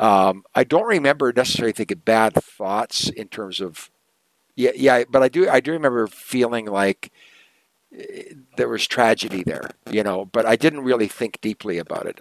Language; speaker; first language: English; native; English